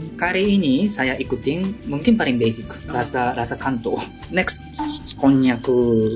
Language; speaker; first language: Indonesian; non-native, learner; Japanese